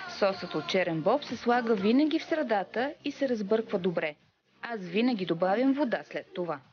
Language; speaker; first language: Bulgarian; non-native, fluent; Korean